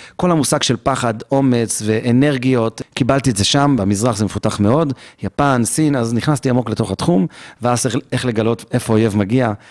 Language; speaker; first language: Hebrew; native; Hebrew